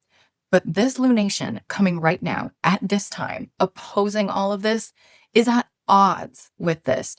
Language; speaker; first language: English; native; English